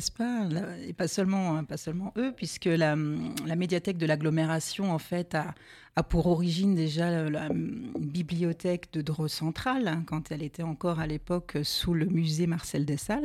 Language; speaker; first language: French; native; French